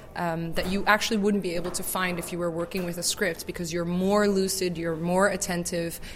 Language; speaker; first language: English; native; English